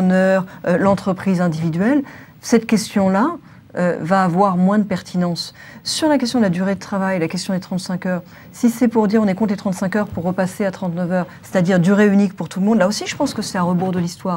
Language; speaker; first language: French; native; French